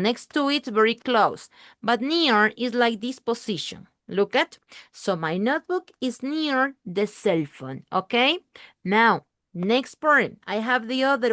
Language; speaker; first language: English; non-native, learner; Spanish